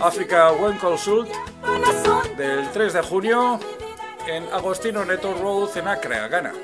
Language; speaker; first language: Spanish; native; Spanish